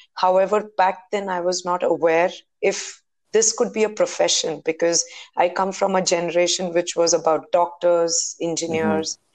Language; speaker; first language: English; non-native, local second language; Hindi